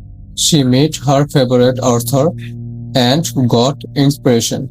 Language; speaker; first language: English; non-native, learner; Bangla